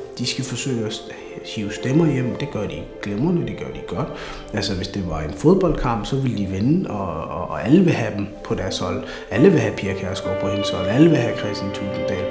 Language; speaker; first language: Danish; early bilingual, other home language; Somali